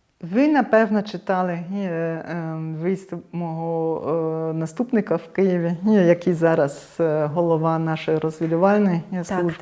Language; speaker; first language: Ukrainian; non-native, learner; German